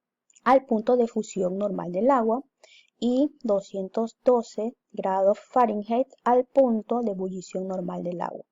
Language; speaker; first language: Spanish; native; Spanish